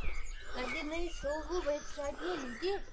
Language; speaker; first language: Czech; non-native, learner; Ukrainian